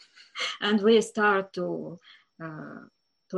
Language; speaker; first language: English; non-native, fluent; Ukrainian